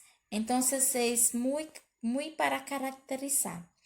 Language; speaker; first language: Spanish; non-native, learner; Portuguese